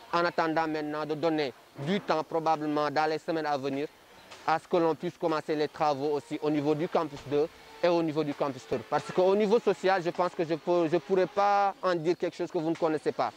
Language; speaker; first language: French; non-native, local second language; Wolof